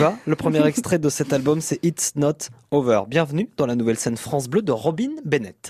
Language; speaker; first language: French; native; French